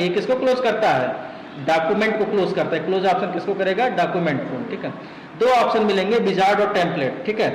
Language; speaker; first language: Hindi; native; Hindi